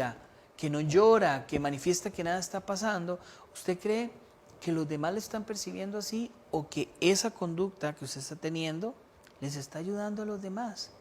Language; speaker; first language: Spanish; native; Spanish